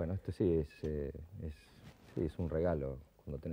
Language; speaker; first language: Spanish; native; Spanish